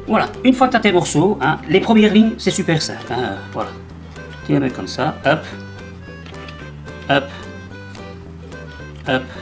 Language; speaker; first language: French; native; French